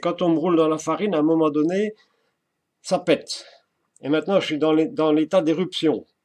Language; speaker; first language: French; native; French